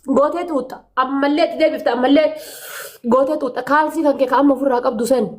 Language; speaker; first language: Oromo; native; Oromo